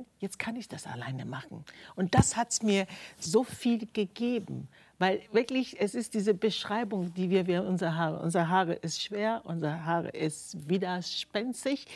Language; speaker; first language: German; non-native, fluent; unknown